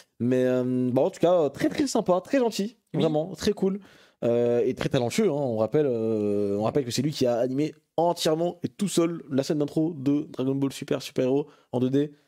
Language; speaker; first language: French; native; French